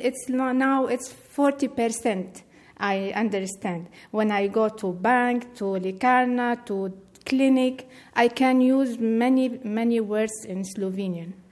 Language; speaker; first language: English; non-native, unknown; Arabic